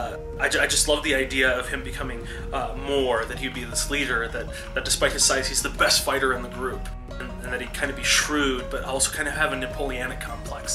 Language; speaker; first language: English; native; English